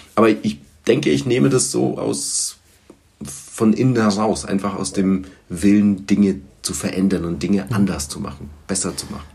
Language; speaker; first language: German; early bilingual, other home language; Bulgarian